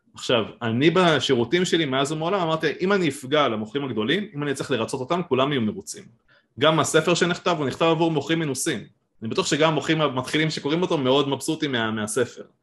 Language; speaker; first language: Hebrew; native; Hebrew